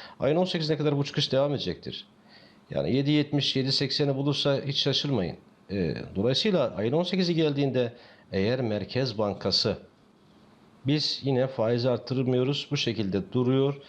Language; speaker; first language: Turkish; native; Turkish